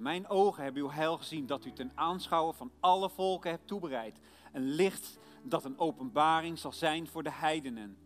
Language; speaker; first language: Dutch; native; Dutch